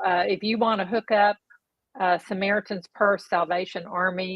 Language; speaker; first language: English; native; English